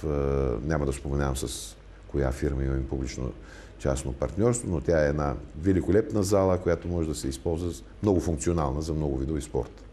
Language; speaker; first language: Bulgarian; native; Bulgarian